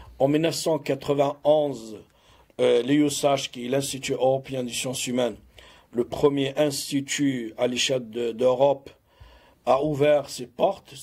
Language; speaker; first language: French; non-native, local second language; Arabic